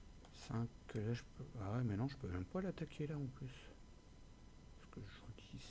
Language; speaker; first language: French; native; French